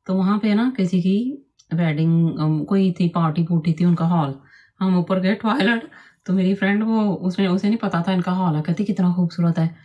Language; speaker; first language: Urdu; non-native, local second language; Punjabi